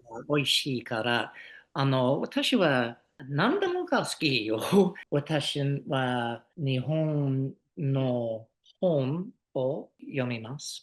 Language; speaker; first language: Japanese; non-native, learner; English